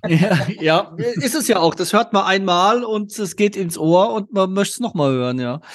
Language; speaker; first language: German; native; German